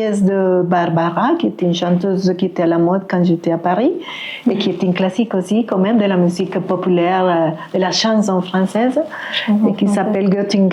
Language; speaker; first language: French; non-native, fluent; Spanish